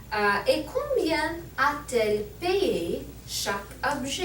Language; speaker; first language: French; non-native, learner; English